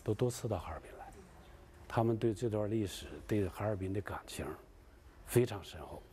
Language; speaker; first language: Chinese; native; Chinese